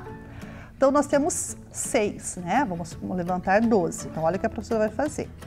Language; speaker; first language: Portuguese; native; Portuguese